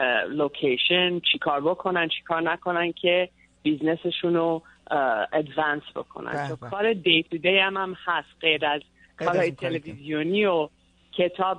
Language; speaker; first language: Persian; early bilingual, heritage; Persian